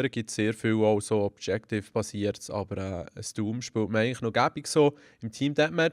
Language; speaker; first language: German; native; German